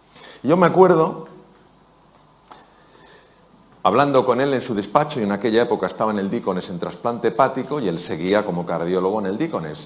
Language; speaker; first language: Spanish; native; Spanish